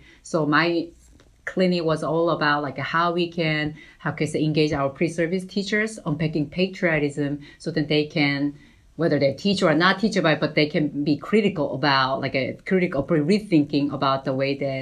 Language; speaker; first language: English; non-native, fluent; Korean